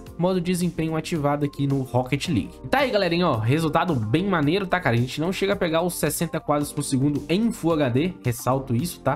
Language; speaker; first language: Portuguese; native; Portuguese